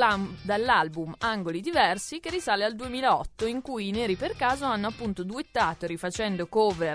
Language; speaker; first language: Italian; native; Italian